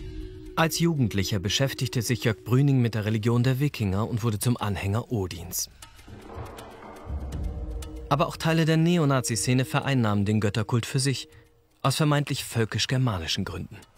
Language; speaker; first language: German; native; German